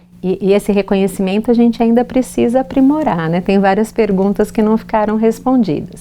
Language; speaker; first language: Portuguese; native; Portuguese